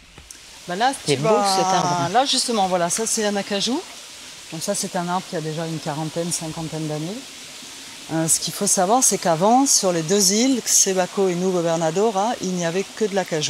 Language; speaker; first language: French; native; French